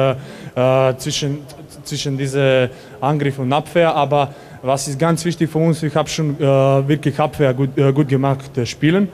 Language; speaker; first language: German; non-native, learner; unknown